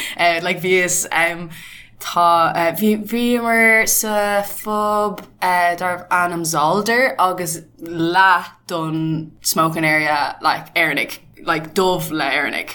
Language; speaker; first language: Irish; non-native, local second language; English